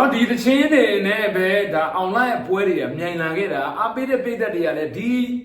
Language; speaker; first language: Burmese; native; Burmese